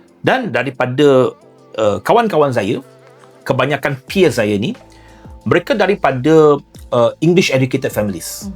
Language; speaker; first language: Malay; non-native, local second language; Chinese